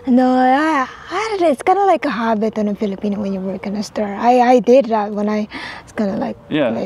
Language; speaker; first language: English; non-native, local second language; Cebuano